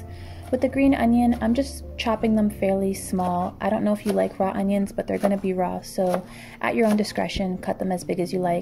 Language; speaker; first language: English; native; English